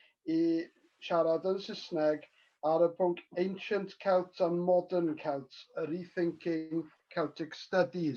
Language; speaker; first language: Welsh; native; Welsh